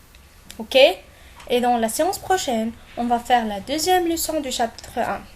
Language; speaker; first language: French; non-native, local second language; Arabic